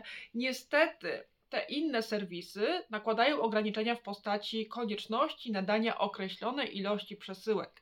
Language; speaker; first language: Polish; native; Polish